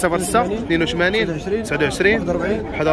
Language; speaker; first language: Arabic; native; Arabic